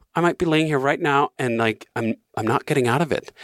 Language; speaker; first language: English; non-native, fluent; Danish